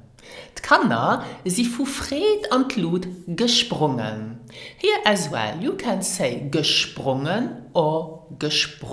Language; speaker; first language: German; non-native, learner; English